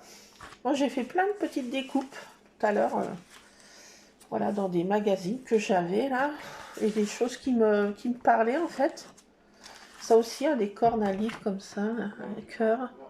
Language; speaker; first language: French; native; French